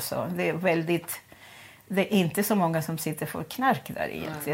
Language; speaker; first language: Swedish; non-native, fluent; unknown